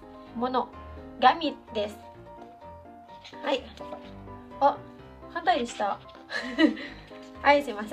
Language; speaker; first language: Japanese; non-native, fluent; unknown